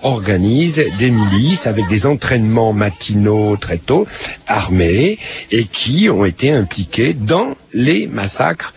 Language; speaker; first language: French; native; French